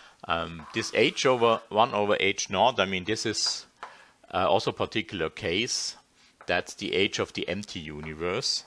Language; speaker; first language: English; non-native, fluent; German